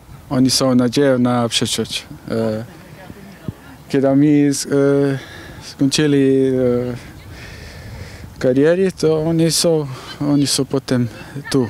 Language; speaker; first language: Polish; non-native, learner; Slovenian